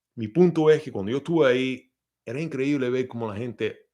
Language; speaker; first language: Spanish; early bilingual, heritage; Spanish